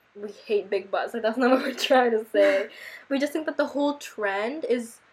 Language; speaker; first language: English; early bilingual, other home language; Korean